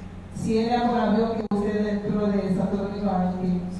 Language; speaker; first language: Spanish; non-native, fluent; Haitian Creole